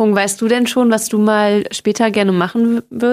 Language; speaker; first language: German; native; German